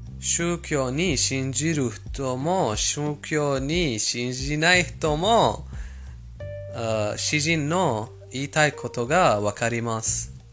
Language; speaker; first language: Japanese; non-native, fluent; Persian